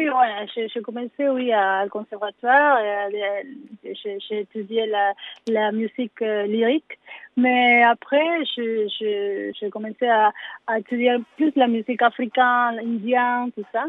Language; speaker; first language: French; non-native, learner; Spanish